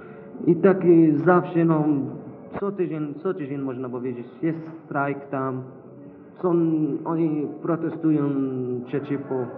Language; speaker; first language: Polish; non-native, learner; Arabic